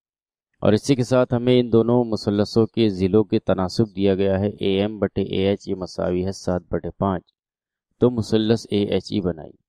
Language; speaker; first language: Urdu; native; Urdu